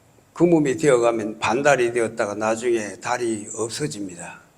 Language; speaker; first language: Korean; native; Korean